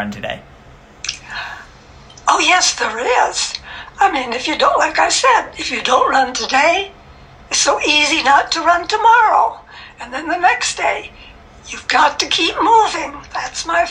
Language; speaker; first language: English; native; English